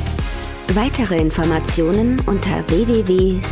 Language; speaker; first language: German; native; German